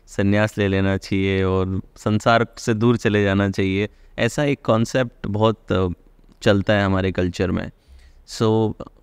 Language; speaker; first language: Hindi; native; Hindi